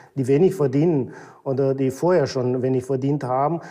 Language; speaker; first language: German; non-native, fluent; Romanian